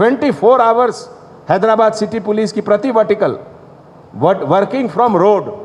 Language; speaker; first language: Telugu; non-native, fluent; Hindi